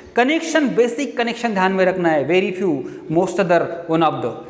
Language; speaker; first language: Hindi; non-native, local second language; Marathi